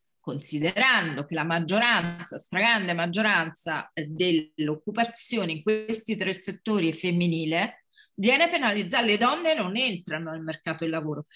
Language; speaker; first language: Italian; native; Italian